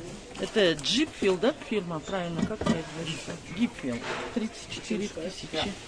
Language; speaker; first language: Russian; native; Russian